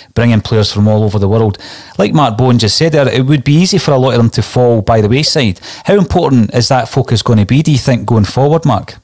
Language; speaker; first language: English; native; English